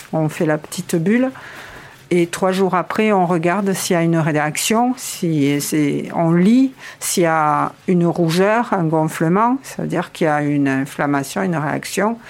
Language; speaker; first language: French; native; French